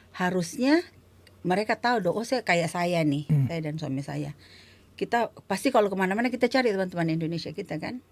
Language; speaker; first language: Indonesian; native; Indonesian